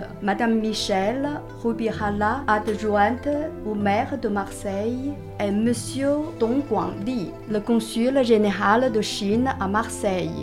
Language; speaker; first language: French; non-native, fluent; Chinese